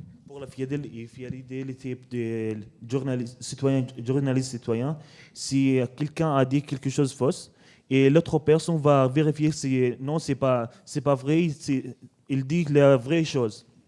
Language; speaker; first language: French; non-native, learner; Arabic